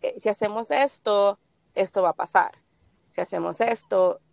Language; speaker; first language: Spanish; early bilingual, heritage; Spanish